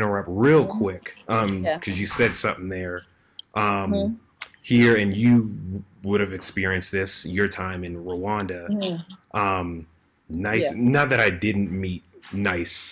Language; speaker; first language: English; native; English